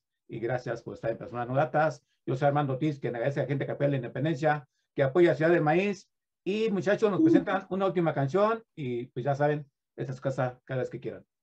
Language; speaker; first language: Spanish; native; Spanish